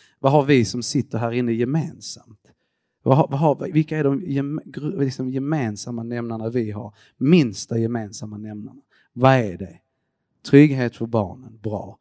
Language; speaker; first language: Swedish; early bilingual, other home language; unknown